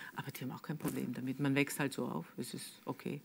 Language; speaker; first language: German; native; German